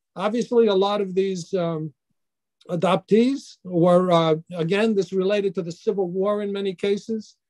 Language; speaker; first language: English; native; English